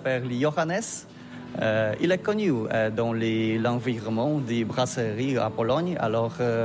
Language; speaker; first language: French; non-native, fluent; Polish